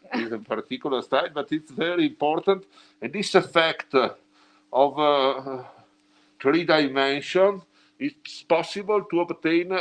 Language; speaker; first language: English; non-native, learner; Italian